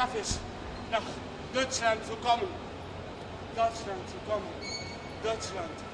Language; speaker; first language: German; non-native, learner; Arabic